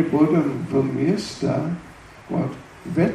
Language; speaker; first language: Russian; non-native, learner; English